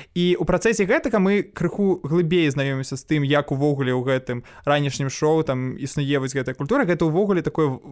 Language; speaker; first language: Belarusian; non-native, local second language; Russian